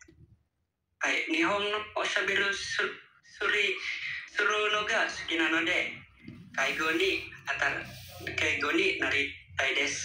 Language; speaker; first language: Japanese; non-native, learner; Indonesian